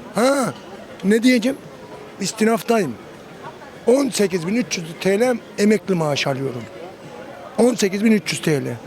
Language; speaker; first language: Turkish; native; Turkish